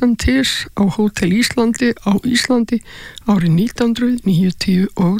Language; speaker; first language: Icelandic; native; Icelandic